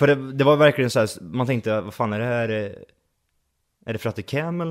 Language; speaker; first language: Swedish; native; Swedish